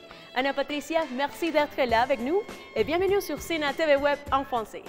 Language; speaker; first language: French; non-native, fluent; Spanish